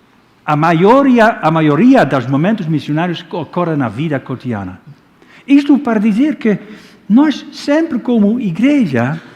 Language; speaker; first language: Portuguese; non-native, fluent; Dutch